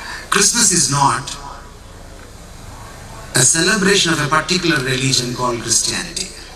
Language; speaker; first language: English; non-native, local second language; Telugu